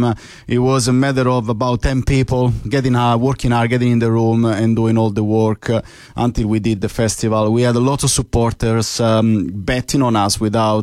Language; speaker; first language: English; non-native, fluent; Italian